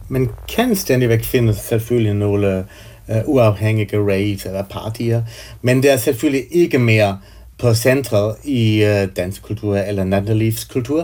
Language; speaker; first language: Danish; non-native, fluent; German